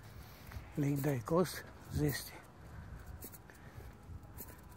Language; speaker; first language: Dutch; non-native, learner; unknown